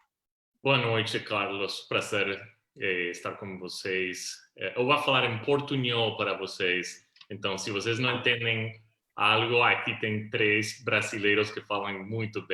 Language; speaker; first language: Portuguese; non-native, fluent; Spanish